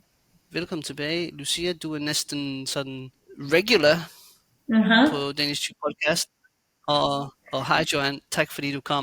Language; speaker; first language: Danish; native; Danish